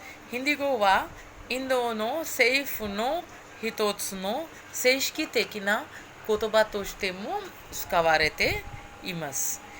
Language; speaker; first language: Japanese; non-native, fluent; Hindi